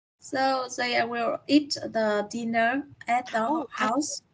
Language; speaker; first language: English; non-native, learner; Vietnamese